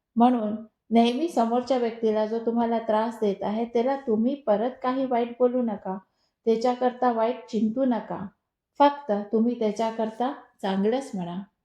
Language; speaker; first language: Marathi; non-native, local second language; Hindi